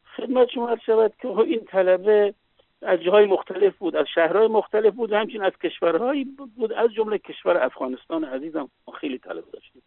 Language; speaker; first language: Persian; native; Persian